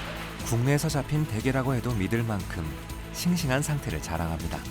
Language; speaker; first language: Korean; native; Korean